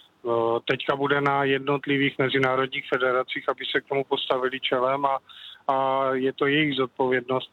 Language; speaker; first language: Czech; native; Czech